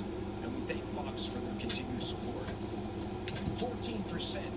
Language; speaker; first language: English; native; English